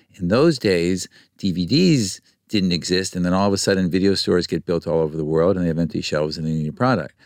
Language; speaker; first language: English; native; English